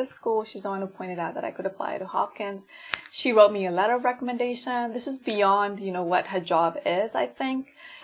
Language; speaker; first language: English; non-native, local second language; Ganda